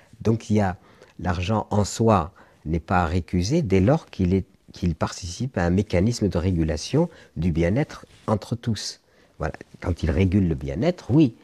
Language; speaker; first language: French; non-native, local second language; Arabic